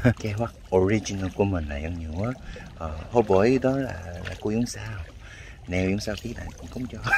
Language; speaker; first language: Vietnamese; native; Vietnamese